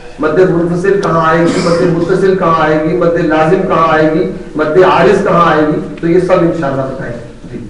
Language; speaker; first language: Urdu; non-native, local second language; Punjabi